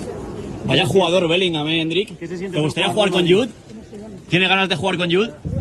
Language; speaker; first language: Spanish; native; Spanish